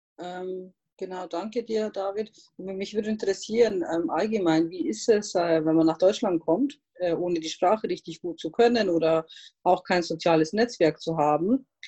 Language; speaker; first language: German; non-native, fluent; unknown